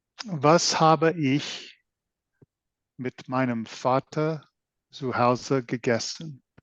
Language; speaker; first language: German; non-native, learner; English